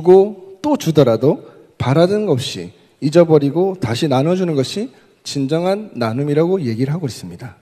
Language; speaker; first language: Korean; native; Korean